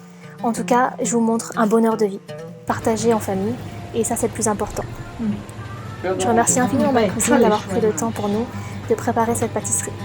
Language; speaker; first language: French; native; French